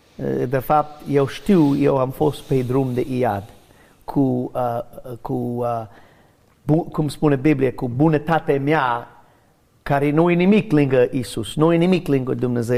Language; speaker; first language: Romanian; non-native, learner; English